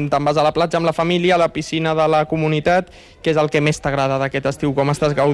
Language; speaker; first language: Catalan; native; Catalan